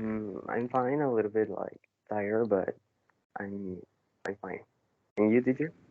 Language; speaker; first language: English; non-native, learner; Spanish